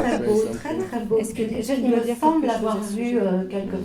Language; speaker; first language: French; native; French